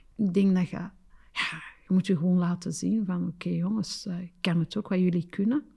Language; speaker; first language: Dutch; early bilingual, other home language; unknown